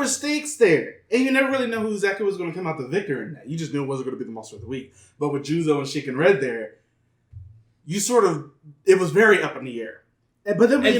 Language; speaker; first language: English; native; English